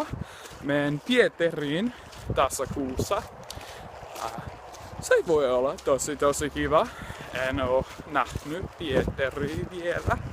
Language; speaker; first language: Finnish; non-native, learner; English